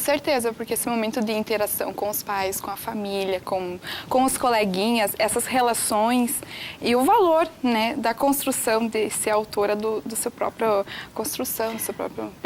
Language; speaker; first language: Portuguese; native; Portuguese